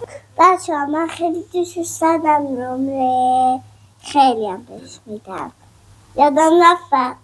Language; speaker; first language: Persian; non-native, learner; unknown